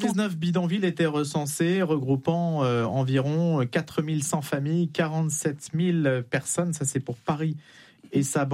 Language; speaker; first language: French; native; French